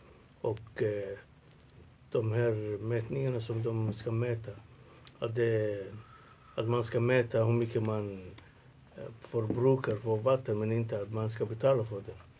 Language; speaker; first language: Swedish; non-native, fluent; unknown